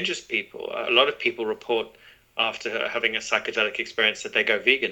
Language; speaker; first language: English; native; English